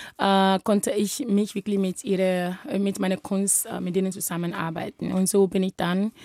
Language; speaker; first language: German; non-native, fluent; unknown